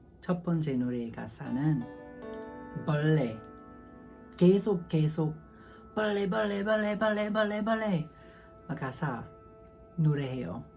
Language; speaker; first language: Korean; non-native, learner; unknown